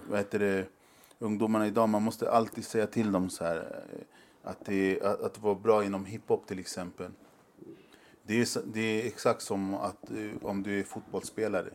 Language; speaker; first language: Swedish; early bilingual, other home language; Spanish